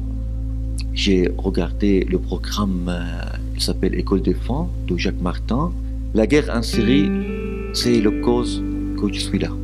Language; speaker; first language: French; non-native, learner; Arabic